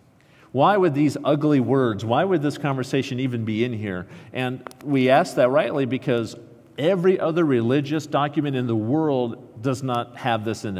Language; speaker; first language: English; native; English